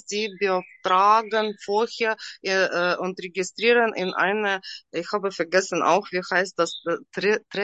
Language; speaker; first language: German; non-native, learner; Russian